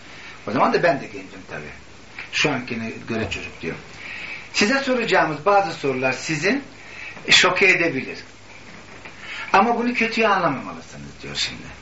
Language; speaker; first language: Turkish; native; Turkish